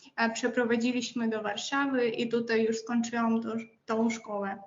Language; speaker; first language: Polish; non-native, fluent; Ukrainian